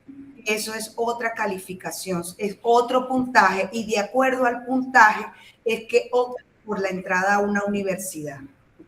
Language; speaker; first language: Spanish; native; Spanish